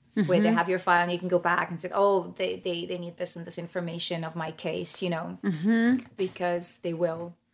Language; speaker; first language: English; non-native, fluent; German